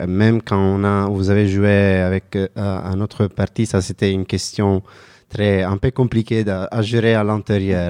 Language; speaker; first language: French; non-native, fluent; Italian